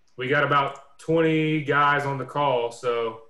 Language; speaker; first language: English; native; English